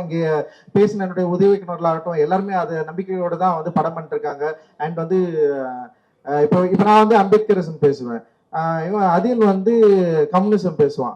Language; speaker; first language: Tamil; native; Tamil